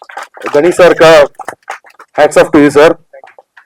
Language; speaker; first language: Hindi; non-native, local second language; Telugu